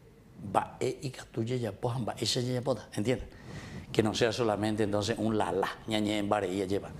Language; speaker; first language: Spanish; native; Spanish